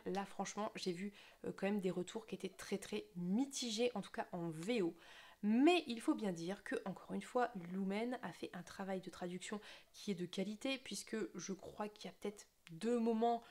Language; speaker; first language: French; native; French